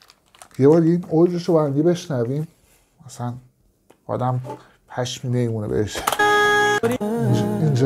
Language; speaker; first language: Persian; native; Persian